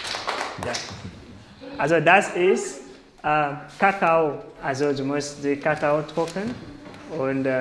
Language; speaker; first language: German; non-native, learner; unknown